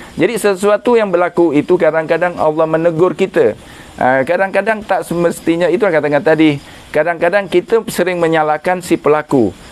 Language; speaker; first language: Malay; native; Malay